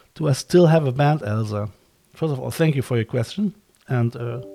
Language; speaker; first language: English; non-native, fluent; German